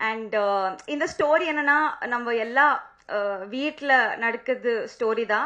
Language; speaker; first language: Tamil; non-native, learner; Telugu